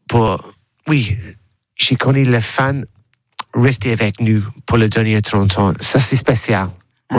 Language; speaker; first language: French; non-native, learner; English